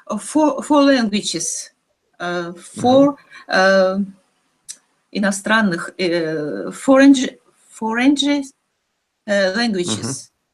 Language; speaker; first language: English; non-native, learner; Russian